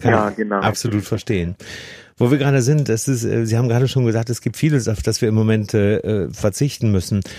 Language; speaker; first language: German; native; German